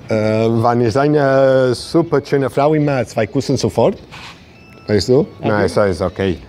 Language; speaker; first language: German; non-native, learner; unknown